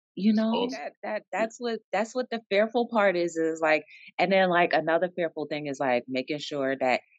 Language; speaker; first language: English; native; English